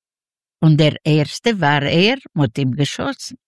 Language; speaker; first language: German; non-native, learner; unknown